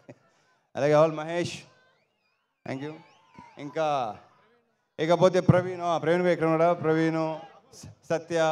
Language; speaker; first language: Telugu; native; Telugu